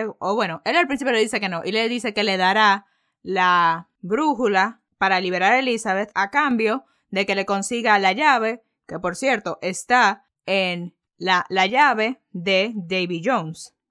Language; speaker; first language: Spanish; early bilingual, heritage; Spanish